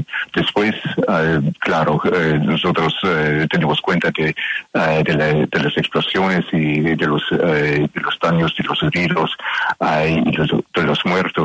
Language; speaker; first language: Spanish; non-native, learner; English